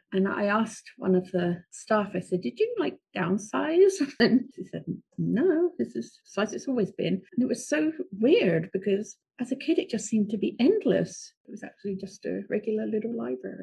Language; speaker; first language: English; native; English